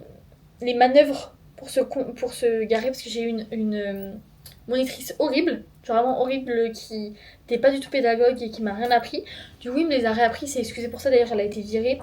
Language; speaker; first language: French; native; French